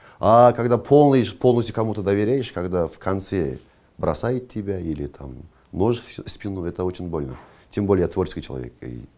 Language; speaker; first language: Russian; non-native, local second language; Kazakh